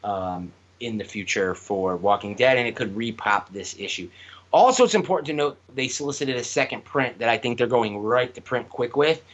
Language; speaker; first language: English; native; English